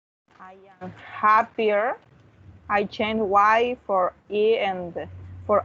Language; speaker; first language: English; non-native, learner; Spanish